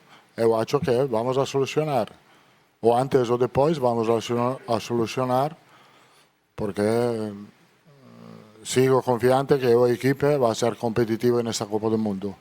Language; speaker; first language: Portuguese; non-native, learner; Italian